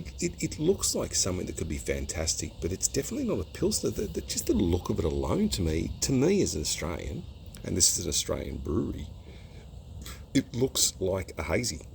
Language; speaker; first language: English; native; English